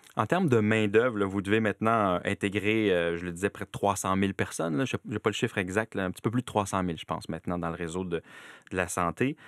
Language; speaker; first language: French; native; French